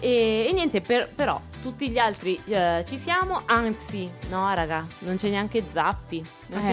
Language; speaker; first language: Italian; native; Italian